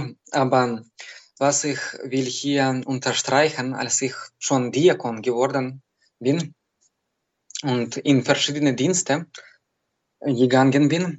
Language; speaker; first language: German; non-native, learner; Belarusian